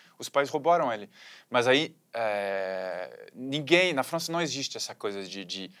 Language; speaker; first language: Portuguese; non-native, fluent; French